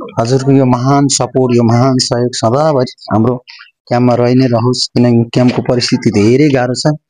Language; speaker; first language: Nepali; native; Nepali